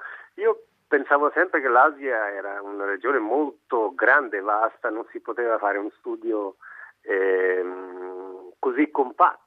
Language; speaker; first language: Italian; non-native, fluent; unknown